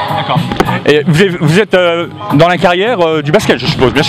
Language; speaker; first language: French; native; French